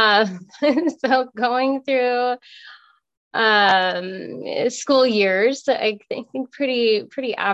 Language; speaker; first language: English; native; English